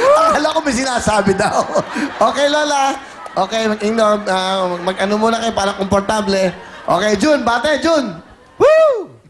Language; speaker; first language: Filipino; native; Filipino